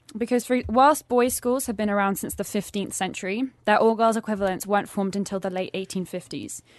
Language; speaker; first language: English; native; English